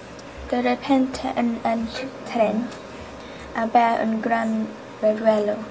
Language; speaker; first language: Spanish; non-native, learner; English